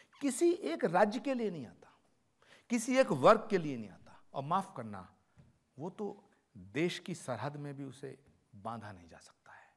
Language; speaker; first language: Hindi; native; Hindi